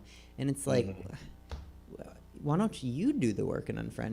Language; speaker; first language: English; native; English